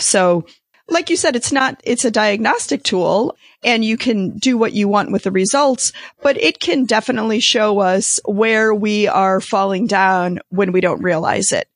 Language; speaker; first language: English; native; English